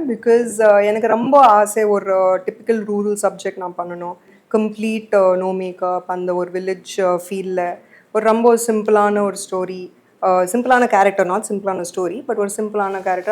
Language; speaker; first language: Tamil; non-native, fluent; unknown